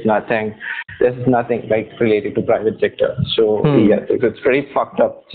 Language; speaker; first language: English; non-native, local second language; Bangla